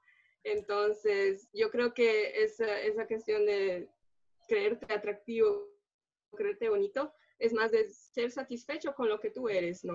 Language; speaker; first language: Spanish; early bilingual, other home language; Portuguese